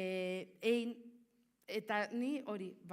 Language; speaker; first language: Basque; non-native, local second language; Spanish